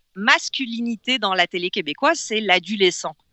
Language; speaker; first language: French; native; French